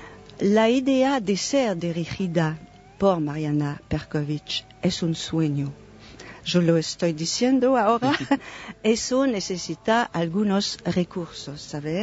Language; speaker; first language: Spanish; non-native, fluent; French